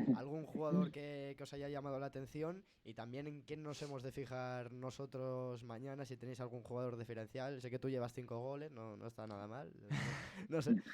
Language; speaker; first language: Spanish; non-native, local second language; Catalan